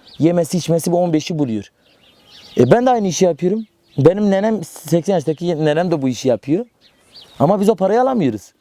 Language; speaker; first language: Turkish; native; Turkish